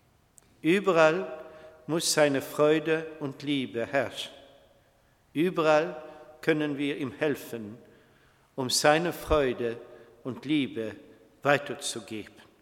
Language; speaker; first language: German; non-native, fluent; Swedish